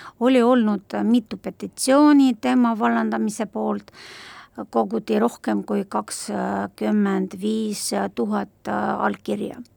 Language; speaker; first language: Estonian; non-native, local second language; Russian